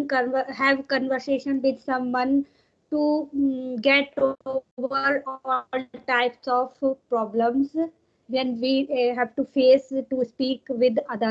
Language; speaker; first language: English; non-native, learner; Hindi